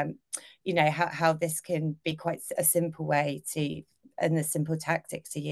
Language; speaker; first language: English; native; English